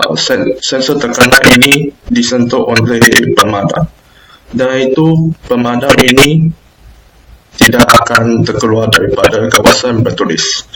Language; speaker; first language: Malay; non-native, local second language; Chinese